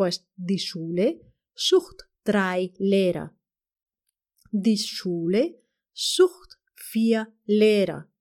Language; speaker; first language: German; non-native, fluent; Spanish